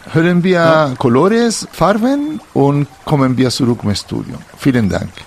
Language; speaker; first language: German; non-native, fluent; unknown